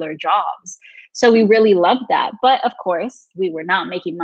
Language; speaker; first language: English; non-native, fluent; Spanish